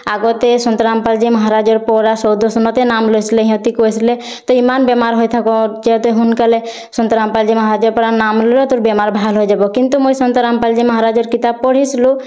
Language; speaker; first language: Assamese; non-native, local second language; Bodo